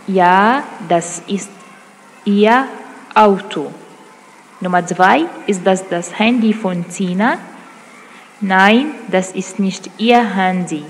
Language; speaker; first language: German; non-native, fluent; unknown